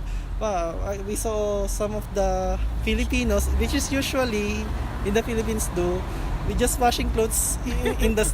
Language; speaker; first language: English; non-native, learner; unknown